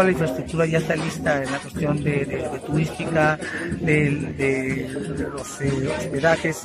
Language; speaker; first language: Spanish; native; Spanish